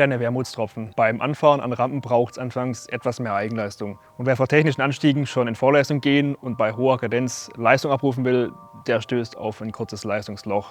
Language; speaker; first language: German; native; German